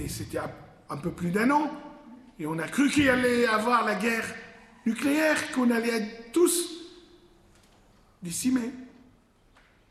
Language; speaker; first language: French; non-native, local second language; Arabic